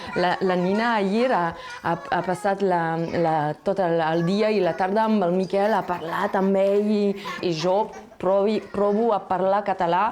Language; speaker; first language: Catalan; non-native, local second language; French